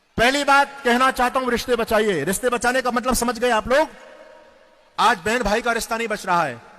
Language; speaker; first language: Hindi; native; Hindi